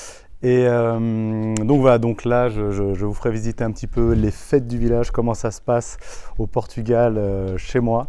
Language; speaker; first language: French; early bilingual, other home language; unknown